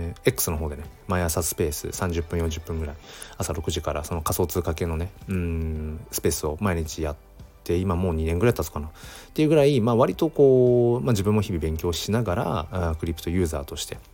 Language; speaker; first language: Japanese; native; Japanese